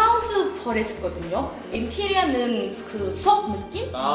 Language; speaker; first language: Korean; non-native, learner; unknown